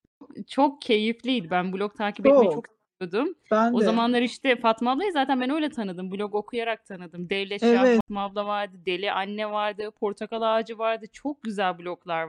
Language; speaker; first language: Turkish; native; Turkish